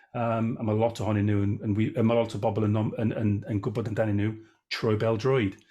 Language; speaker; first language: Welsh; non-native, local second language; English